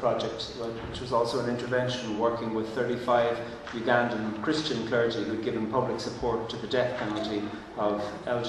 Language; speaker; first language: English; non-native, local second language; Irish